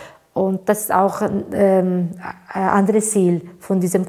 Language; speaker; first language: German; non-native, fluent; Turkish